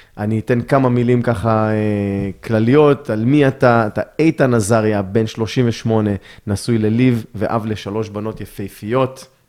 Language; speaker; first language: Hebrew; native; Hebrew